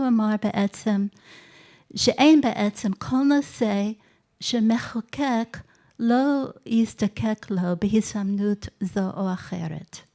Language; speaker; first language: Hebrew; non-native, fluent; English